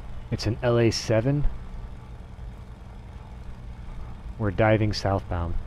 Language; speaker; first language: English; native; English